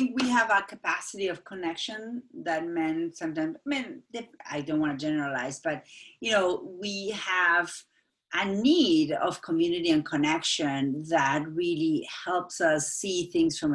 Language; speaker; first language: English; non-native, fluent; Spanish